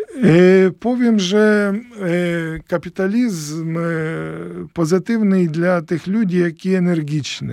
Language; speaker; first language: Polish; non-native, fluent; Ukrainian